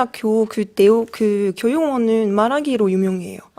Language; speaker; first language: Korean; non-native, fluent; French